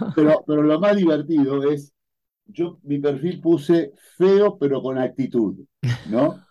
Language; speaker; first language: Spanish; native; Spanish